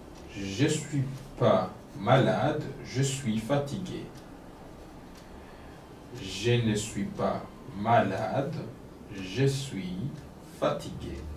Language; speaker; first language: French; non-native, fluent; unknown